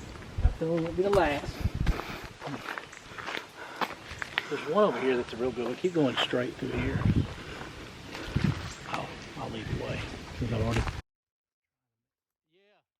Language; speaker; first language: English; native; English